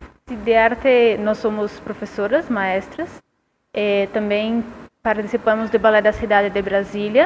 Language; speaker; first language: Spanish; non-native, learner; Portuguese